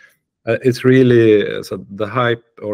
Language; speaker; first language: English; non-native, fluent; Swedish